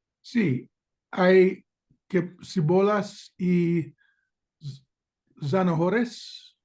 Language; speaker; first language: Spanish; non-native, learner; English